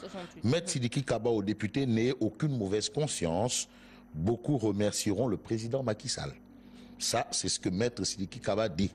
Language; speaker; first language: French; non-native, local second language; Wolof